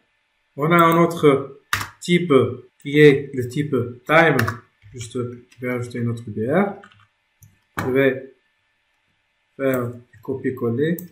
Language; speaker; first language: French; non-native, local second language; Arabic